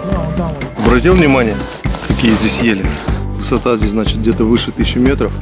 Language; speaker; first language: Russian; native; Russian